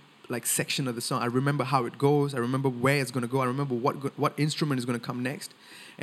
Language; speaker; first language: English; non-native, local second language; Tamil